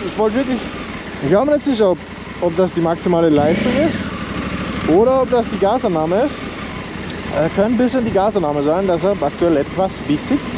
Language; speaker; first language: German; native; German